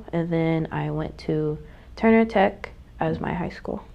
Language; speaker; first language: English; native; English